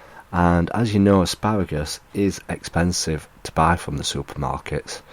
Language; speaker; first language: English; native; English